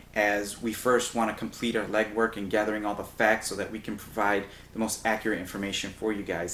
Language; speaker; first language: English; native; English